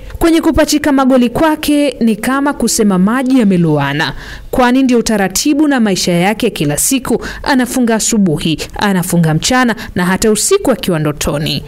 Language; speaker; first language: Swahili; native; Swahili